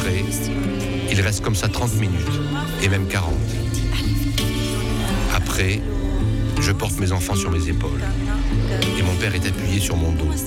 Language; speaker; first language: French; non-native, learner; Arabic